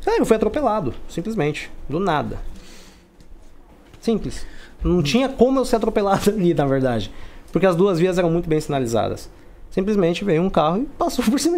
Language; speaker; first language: Portuguese; native; Portuguese